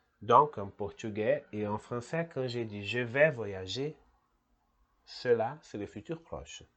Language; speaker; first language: French; non-native, learner; Portuguese